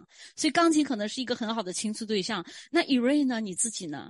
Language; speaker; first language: Chinese; native; Chinese